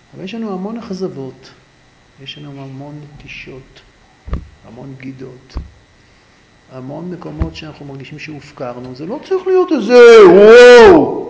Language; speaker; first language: Hebrew; native; Hebrew